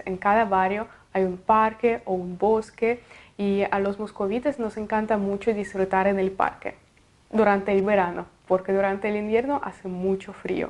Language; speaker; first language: Spanish; non-native, fluent; Russian